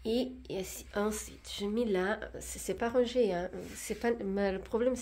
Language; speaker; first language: French; non-native, fluent; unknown